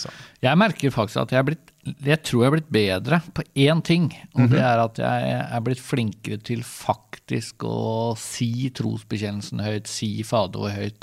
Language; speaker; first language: Norwegian; native; Norwegian